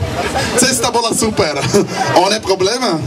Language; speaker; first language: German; non-native, learner; Slovak